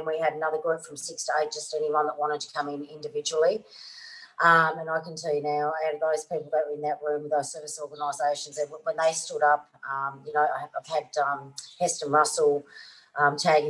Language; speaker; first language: English; native; English